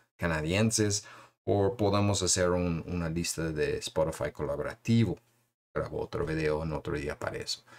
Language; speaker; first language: Spanish; non-native, fluent; English